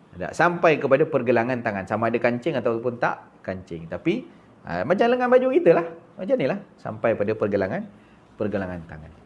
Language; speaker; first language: Malay; native; Malay